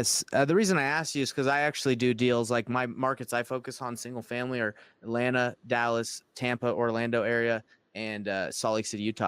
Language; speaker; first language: English; native; English